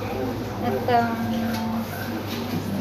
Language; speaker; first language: Russian; non-native, fluent; Tajik